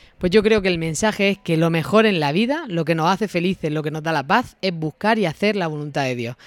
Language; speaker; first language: Spanish; native; Spanish